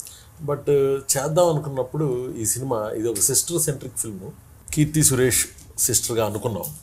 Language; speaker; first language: Telugu; native; Telugu